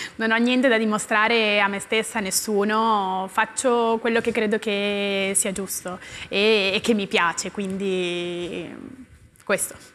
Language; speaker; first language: Italian; native; Italian